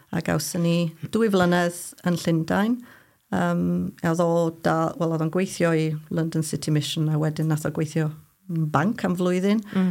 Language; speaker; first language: Welsh; non-native, fluent; English